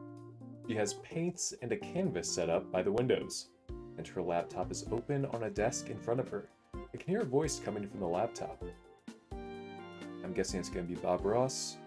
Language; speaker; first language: English; native; English